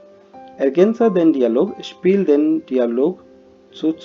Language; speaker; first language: German; non-native, fluent; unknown